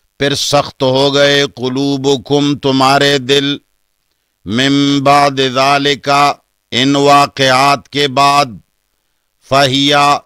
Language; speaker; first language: Urdu; non-native, local second language; Pashto